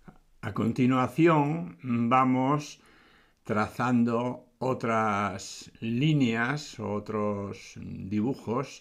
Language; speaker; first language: Spanish; native; Spanish